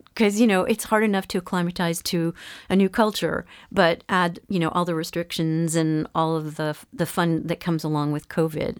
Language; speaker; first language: English; native; English